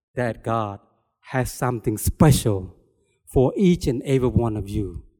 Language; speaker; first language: English; non-native, fluent; Khmer